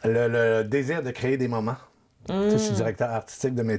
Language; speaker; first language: French; native; French